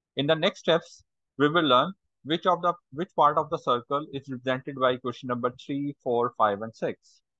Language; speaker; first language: English; non-native, local second language; Urdu